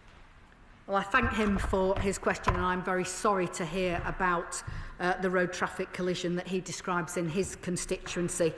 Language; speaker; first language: English; native; English